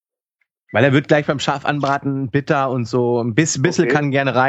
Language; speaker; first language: German; native; German